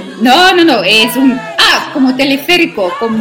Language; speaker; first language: Spanish; non-native, learner; Afrikaans